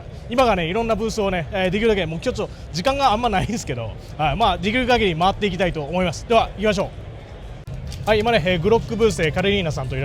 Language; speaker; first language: Japanese; native; Japanese